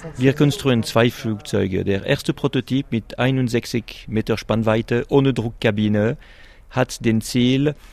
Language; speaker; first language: German; non-native, local second language; French